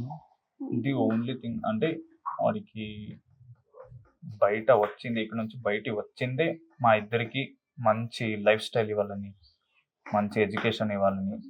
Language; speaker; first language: Telugu; non-native, local second language; Kannada